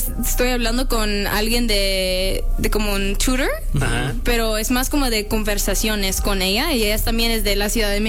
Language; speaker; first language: Spanish; early bilingual, heritage; Spanish